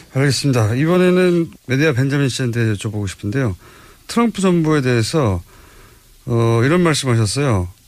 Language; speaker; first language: Korean; native; Korean